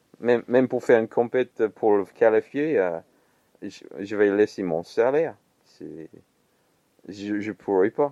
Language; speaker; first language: French; non-native, fluent; English